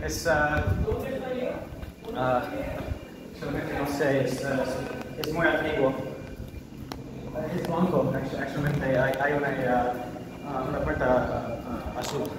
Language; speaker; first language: Spanish; non-native, learner; English